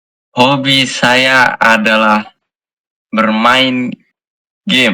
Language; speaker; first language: Indonesian; non-native, learner; Korean